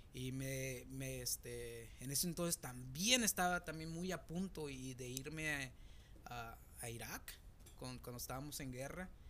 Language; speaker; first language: Spanish; native; Spanish